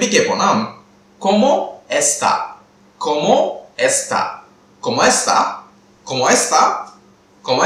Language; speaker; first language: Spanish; non-native, fluent; Tamil